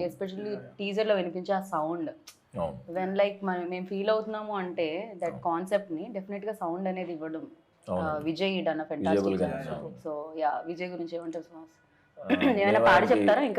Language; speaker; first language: Telugu; native; Telugu